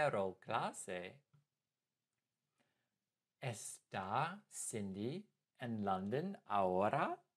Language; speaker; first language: Spanish; non-native, fluent; English